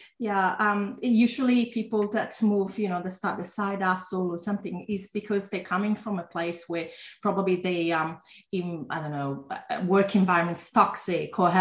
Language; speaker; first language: English; non-native, fluent; Italian